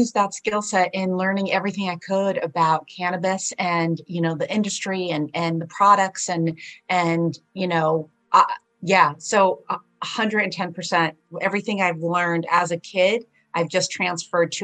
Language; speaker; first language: English; early bilingual, other home language; Polish